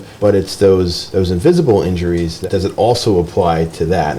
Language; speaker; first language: English; native; English